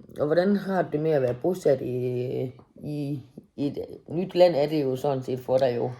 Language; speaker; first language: Danish; native; Danish